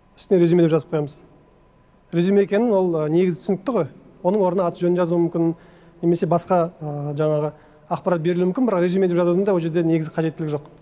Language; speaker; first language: Kazakh; native; Kazakh